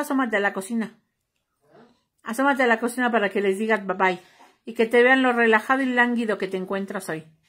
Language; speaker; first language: Spanish; native; Spanish